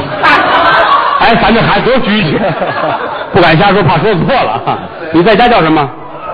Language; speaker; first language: Chinese; native; Chinese